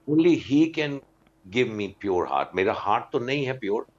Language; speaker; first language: English; non-native, local second language; Urdu